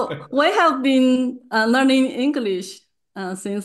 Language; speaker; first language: English; native; English